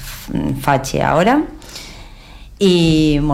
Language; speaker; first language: Catalan; non-native, learner; Spanish